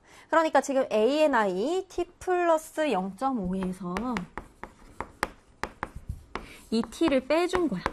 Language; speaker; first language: Korean; native; Korean